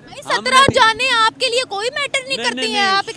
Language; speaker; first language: Hindi; native; Hindi